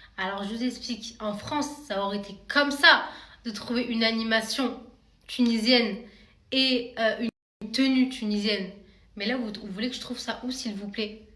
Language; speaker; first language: French; native; French